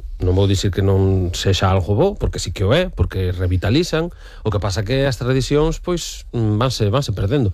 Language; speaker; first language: Galician; native; Galician